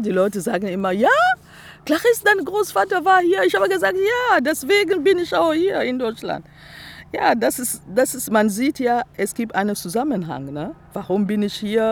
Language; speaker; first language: German; non-native, fluent; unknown